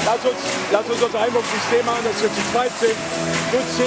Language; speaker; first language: German; native; German